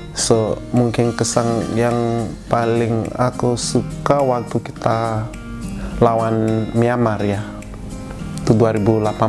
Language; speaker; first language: Indonesian; non-native, fluent; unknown